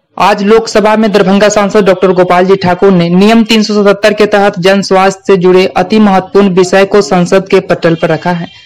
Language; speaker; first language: Hindi; native; Hindi